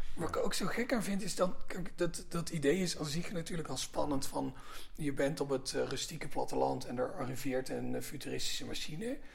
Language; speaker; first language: Dutch; native; Dutch